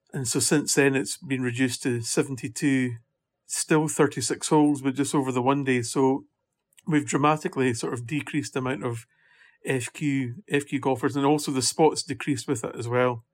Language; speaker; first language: English; native; English